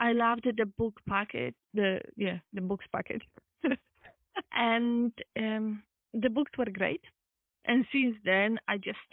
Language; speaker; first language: English; non-native, fluent; Polish